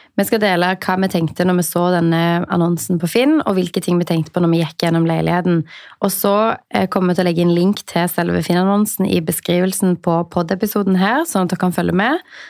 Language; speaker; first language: Norwegian; native; Norwegian